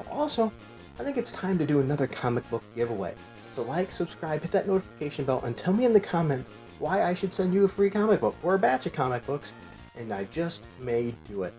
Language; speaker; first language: English; native; English